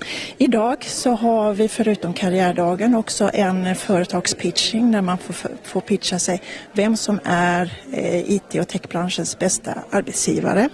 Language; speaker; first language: Swedish; native; Swedish